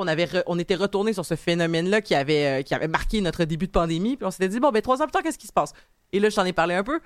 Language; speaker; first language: French; native; French